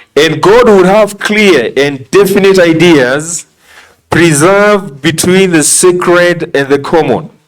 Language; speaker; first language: English; non-native, local second language; Swahili